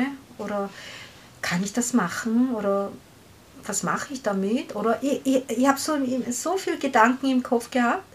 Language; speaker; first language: German; non-native, learner; Korean